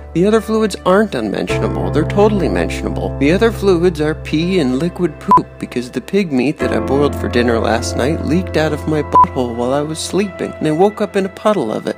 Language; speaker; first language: English; native; English